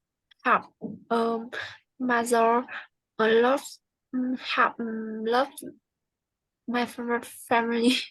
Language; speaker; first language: English; non-native, learner; Vietnamese